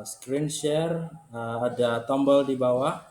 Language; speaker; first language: Indonesian; native; Indonesian